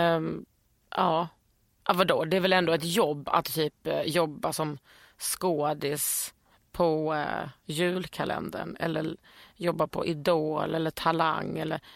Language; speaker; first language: Swedish; native; Swedish